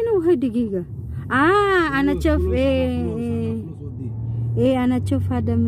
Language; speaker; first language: Arabic; non-native, learner; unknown